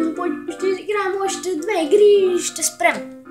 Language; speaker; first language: Bulgarian; native; Bulgarian